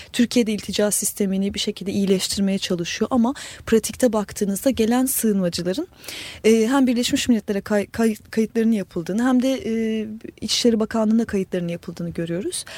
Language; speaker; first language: Turkish; native; Turkish